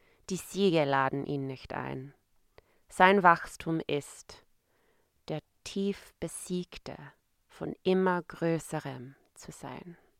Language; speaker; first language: German; non-native, fluent; English